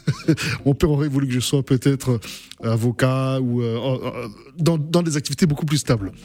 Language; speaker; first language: French; native; French